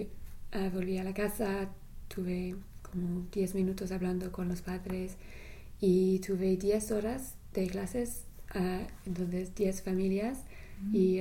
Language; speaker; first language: Spanish; non-native, fluent; English